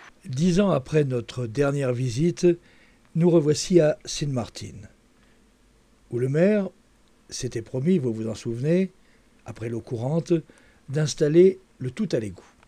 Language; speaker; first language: French; native; French